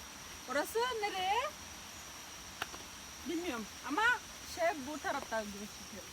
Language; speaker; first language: Turkish; non-native, learner; Indonesian